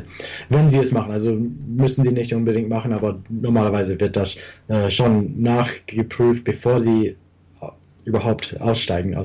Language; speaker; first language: German; early bilingual, heritage; English